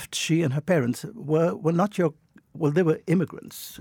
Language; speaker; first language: English; native; English